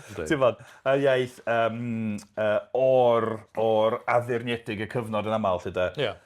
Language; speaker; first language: Welsh; native; Welsh